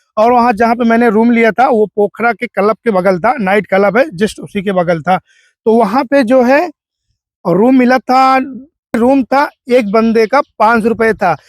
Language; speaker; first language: Hindi; native; Hindi